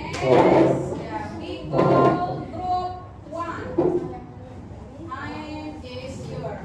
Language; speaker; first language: English; non-native, learner; Indonesian